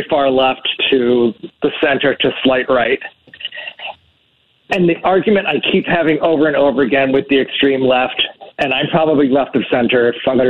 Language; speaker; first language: English; native; English